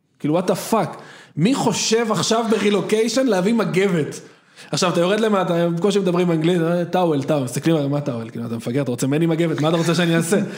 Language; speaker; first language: Hebrew; native; Hebrew